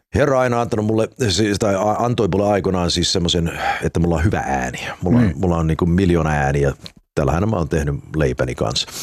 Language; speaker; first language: Finnish; early bilingual, heritage; Finnish